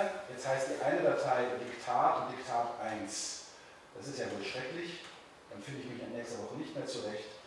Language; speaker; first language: German; native; German